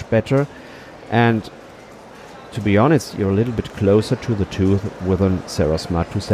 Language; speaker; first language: English; non-native, fluent; German